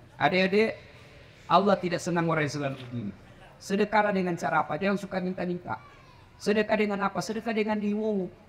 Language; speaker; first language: Indonesian; native; Indonesian